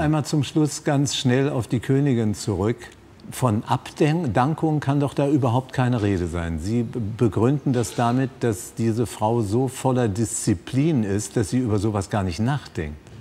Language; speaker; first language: German; native; German